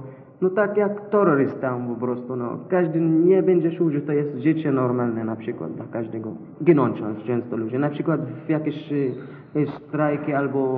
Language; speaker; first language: Polish; non-native, local second language; Arabic